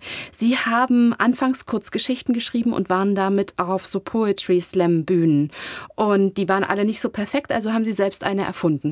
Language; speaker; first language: German; native; German